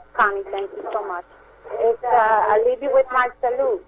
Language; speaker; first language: English; native; English